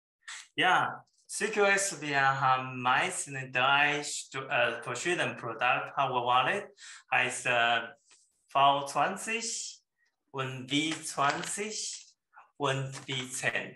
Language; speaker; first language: German; non-native, learner; Chinese